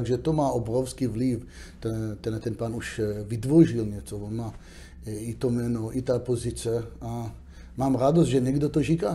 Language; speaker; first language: Czech; non-native, fluent; Hebrew